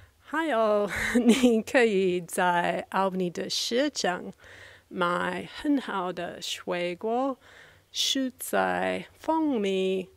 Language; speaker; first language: Chinese; non-native, learner; English